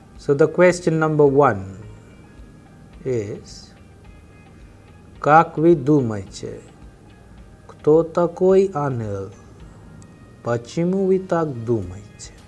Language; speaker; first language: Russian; non-native, fluent; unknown